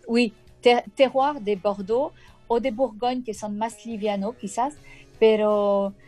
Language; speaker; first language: Spanish; non-native, fluent; French